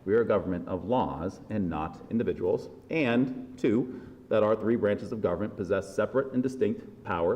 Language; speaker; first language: English; native; English